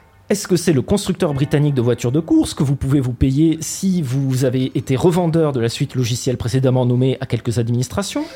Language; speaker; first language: French; native; French